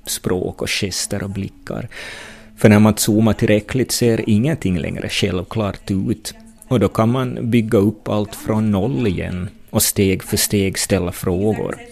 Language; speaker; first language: Swedish; native; Swedish